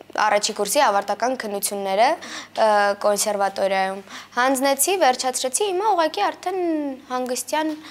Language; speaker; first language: Armenian; early bilingual, heritage; Armenian